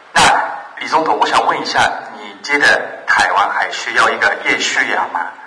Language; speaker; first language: Chinese; non-native, fluent; Japanese